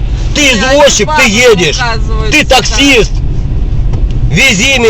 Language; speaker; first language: Russian; native; Russian